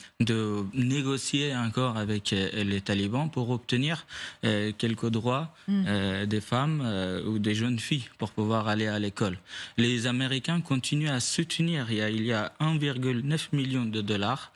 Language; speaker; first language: French; non-native, fluent; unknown